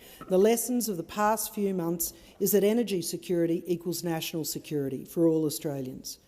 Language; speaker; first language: English; native; English